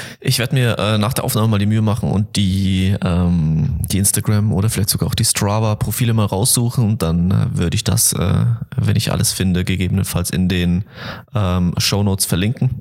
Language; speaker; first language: German; native; German